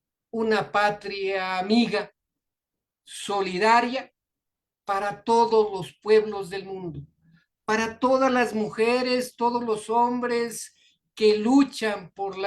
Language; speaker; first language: Spanish; native; Spanish